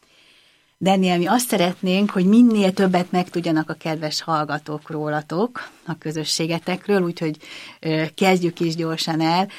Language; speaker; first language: Hungarian; native; Hungarian